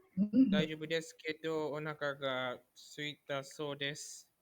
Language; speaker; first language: Japanese; non-native, learner; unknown